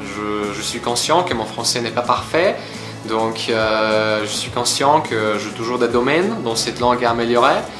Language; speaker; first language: French; non-native, fluent; Polish